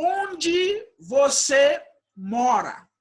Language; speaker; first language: Portuguese; non-native, fluent; Haitian Creole